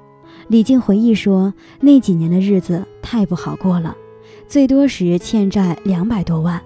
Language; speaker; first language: Chinese; native; Chinese